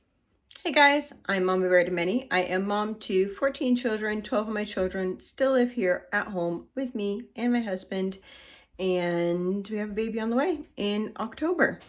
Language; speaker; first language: English; native; English